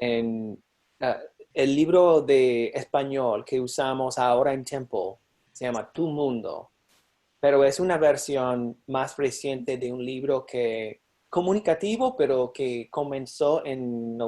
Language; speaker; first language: Spanish; non-native, fluent; English